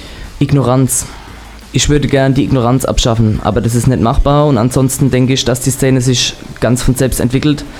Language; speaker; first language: German; native; German